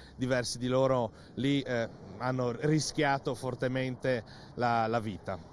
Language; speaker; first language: Italian; native; Italian